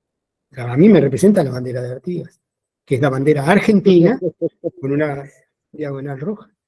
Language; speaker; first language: Spanish; native; Spanish